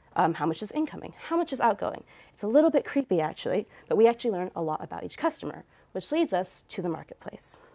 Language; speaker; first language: English; native; English